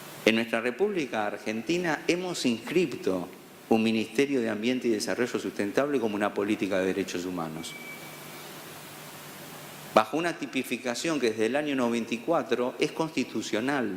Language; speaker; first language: Spanish; native; Spanish